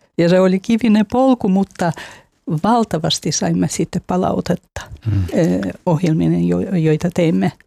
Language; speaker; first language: Finnish; non-native, fluent; Russian